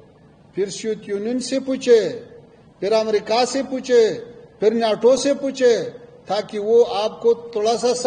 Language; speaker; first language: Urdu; non-native, fluent; Pashto